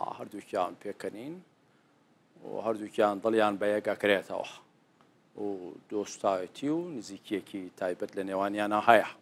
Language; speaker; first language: Central Kurdish; native; Central Kurdish